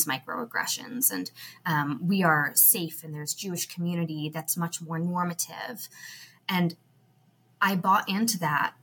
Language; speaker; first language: English; native; English